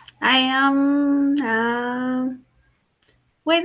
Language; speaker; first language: English; non-native, learner; Spanish